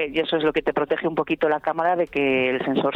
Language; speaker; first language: Spanish; native; Spanish